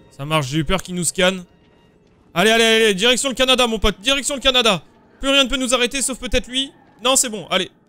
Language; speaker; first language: French; native; French